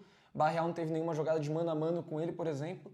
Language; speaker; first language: Portuguese; native; Portuguese